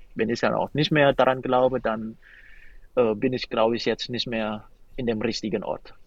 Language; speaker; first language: German; non-native, fluent; Indonesian